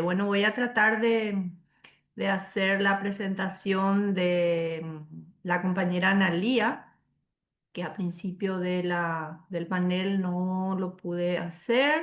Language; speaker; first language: Spanish; native; Spanish